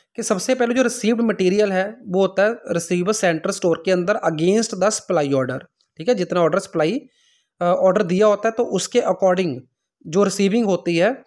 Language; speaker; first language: Hindi; non-native, local second language; Punjabi